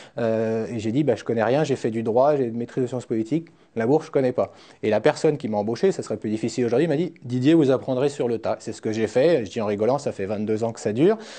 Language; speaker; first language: French; native; French